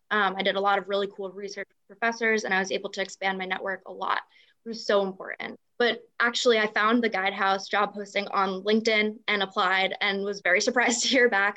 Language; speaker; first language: English; native; English